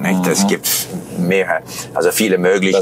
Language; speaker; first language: German; non-native, fluent; English